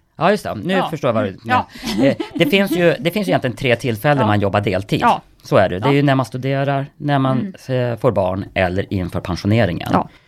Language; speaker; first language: Swedish; native; Swedish